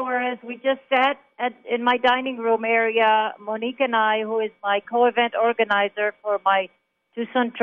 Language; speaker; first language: English; non-native, fluent; Hebrew